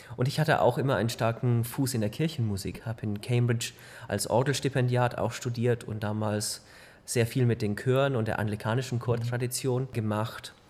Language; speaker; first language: German; early bilingual, heritage; German